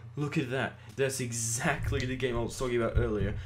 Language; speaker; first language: English; native; English